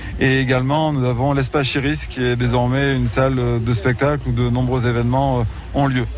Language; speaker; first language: French; native; French